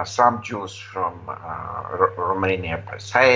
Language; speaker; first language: English; non-native, fluent; Romanian